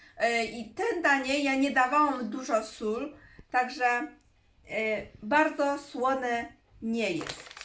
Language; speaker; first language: Polish; non-native, learner; Chinese